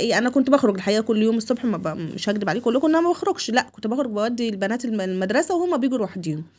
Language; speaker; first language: Arabic; native; Arabic